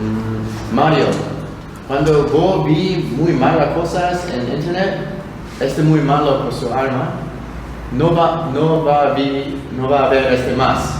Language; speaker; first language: Spanish; non-native, learner; Korean